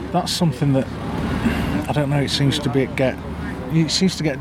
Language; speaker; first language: English; native; English